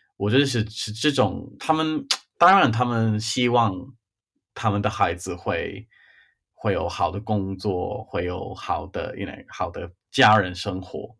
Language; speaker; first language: Chinese; non-native, fluent; English